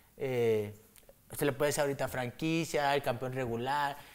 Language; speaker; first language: Spanish; native; Spanish